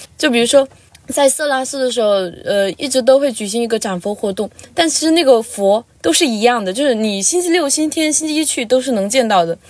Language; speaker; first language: Chinese; non-native, local second language; Tibetan